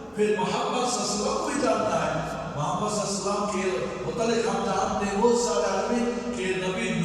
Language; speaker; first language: Urdu; non-native, local second language; Bangla